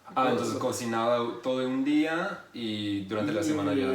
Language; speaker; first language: Spanish; non-native, fluent; English